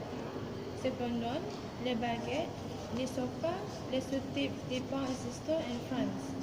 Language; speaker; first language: French; non-native, learner; Malay